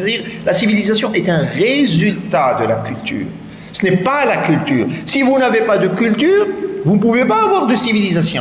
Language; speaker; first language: French; non-native, local second language; Arabic